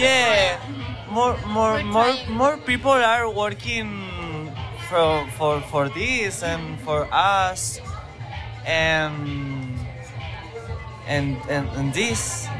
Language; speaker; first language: English; non-native, learner; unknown